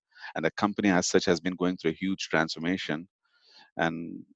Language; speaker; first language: English; non-native, local second language; Tamil